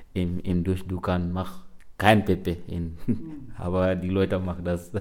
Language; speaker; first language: German; non-native, learner; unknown